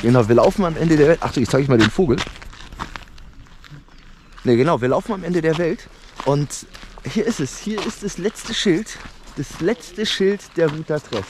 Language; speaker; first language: German; native; German